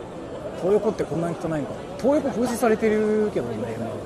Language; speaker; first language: Japanese; native; Japanese